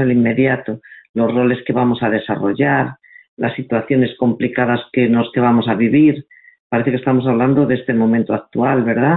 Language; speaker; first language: Spanish; native; Spanish